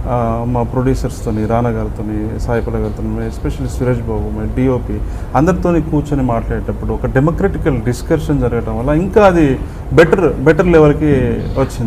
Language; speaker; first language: Telugu; native; Telugu